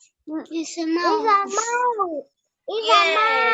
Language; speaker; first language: English; non-native, learner; Spanish